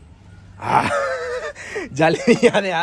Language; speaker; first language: Spanish; native; Spanish